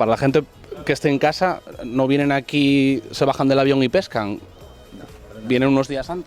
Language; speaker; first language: Spanish; native; Spanish